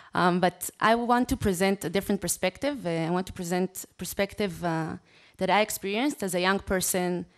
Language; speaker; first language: English; non-native, fluent; Hebrew